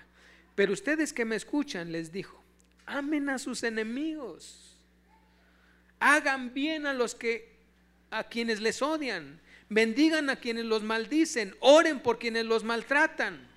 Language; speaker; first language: Spanish; native; Spanish